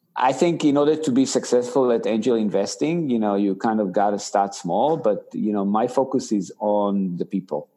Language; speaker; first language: English; non-native, fluent; Hebrew